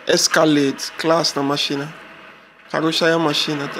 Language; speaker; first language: Russian; non-native, learner; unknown